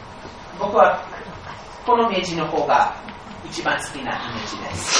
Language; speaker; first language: Japanese; non-native, fluent; English